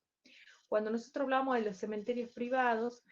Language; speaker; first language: Spanish; native; Spanish